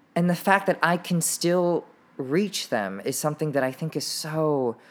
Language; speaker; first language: English; native; English